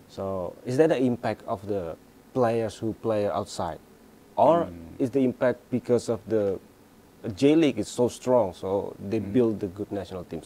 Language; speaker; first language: English; non-native, fluent; Indonesian